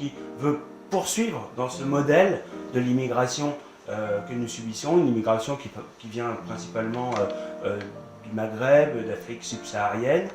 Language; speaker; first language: French; native; French